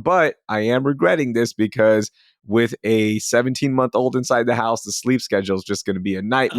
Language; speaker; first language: English; native; English